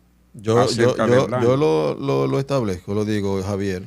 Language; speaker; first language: Spanish; native; Spanish